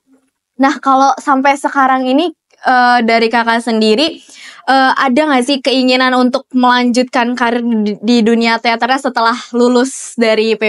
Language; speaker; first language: Indonesian; native; Indonesian